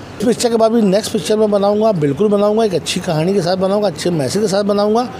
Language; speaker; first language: Hindi; native; Hindi